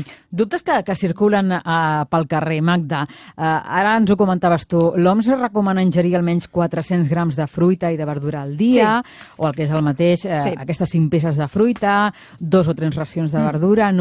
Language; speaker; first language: Catalan; native; Catalan